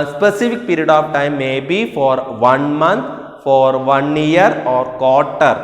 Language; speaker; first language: English; non-native, local second language; Malayalam